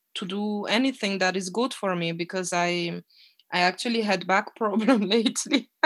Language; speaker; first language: English; non-native, fluent; French